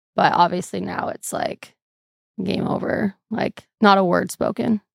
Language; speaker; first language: English; native; English